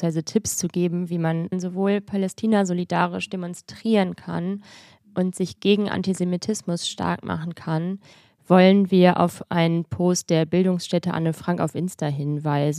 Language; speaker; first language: German; native; German